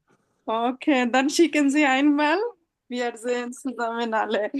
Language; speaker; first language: German; non-native, fluent; Bangla